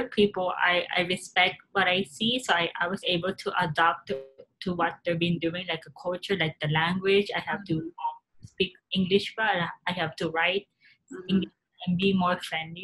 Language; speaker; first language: English; non-native, local second language; Filipino